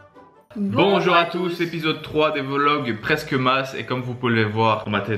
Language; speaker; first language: French; native; French